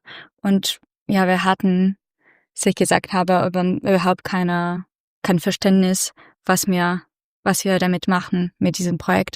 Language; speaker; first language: German; non-native, fluent; Russian